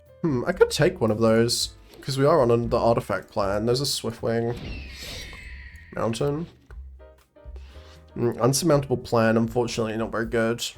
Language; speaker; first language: English; native; English